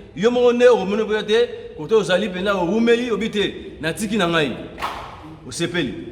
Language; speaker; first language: Lingala; non-native, local second language; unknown